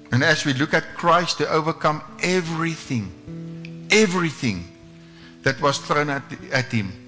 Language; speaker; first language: English; non-native, local second language; Afrikaans